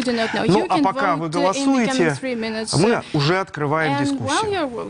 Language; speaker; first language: Russian; native; Russian